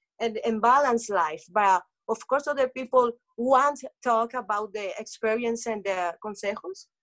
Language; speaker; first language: English; non-native, learner; Spanish